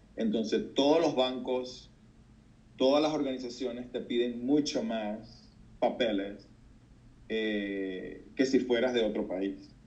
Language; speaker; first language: Spanish; native; Spanish